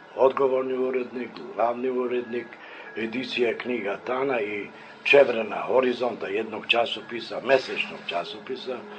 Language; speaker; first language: Serbian; non-native, local second language; Turkish